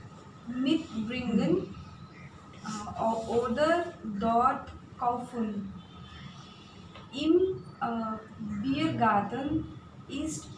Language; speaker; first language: German; non-native, learner; Marathi